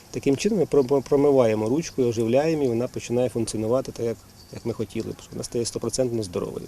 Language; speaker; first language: Ukrainian; non-native, local second language; Russian